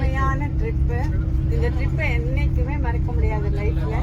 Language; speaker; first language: Tamil; native; Tamil